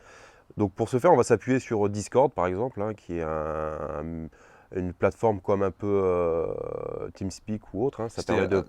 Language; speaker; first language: French; native; French